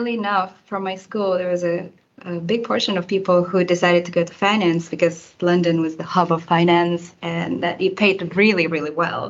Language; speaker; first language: English; non-native, fluent; Indonesian